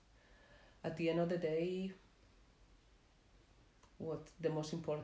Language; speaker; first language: English; non-native, fluent; Spanish